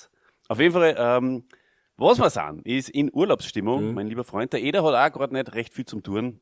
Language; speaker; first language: German; native; German